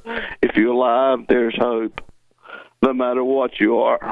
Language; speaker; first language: English; native; English